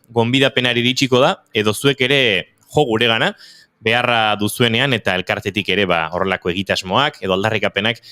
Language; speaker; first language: Basque; native; Basque